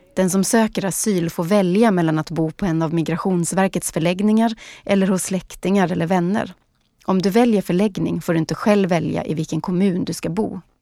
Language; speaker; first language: Swedish; native; Swedish